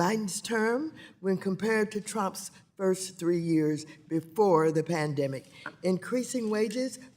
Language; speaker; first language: English; native; English